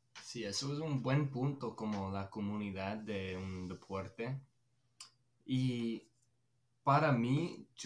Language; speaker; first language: Spanish; non-native, fluent; English